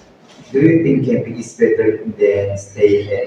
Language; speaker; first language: English; non-native, learner; Indonesian